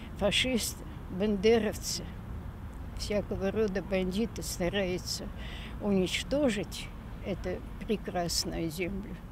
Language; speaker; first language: Russian; native; Russian